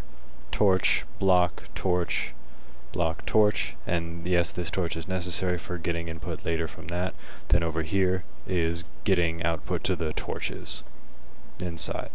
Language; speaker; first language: English; native; English